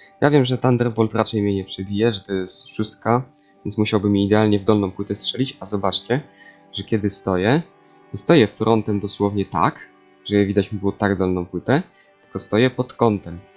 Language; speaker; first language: Polish; native; Polish